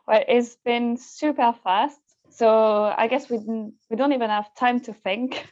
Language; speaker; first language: English; non-native, fluent; French